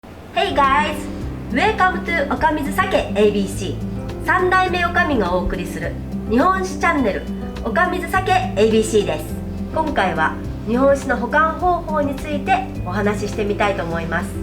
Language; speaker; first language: Japanese; native; Japanese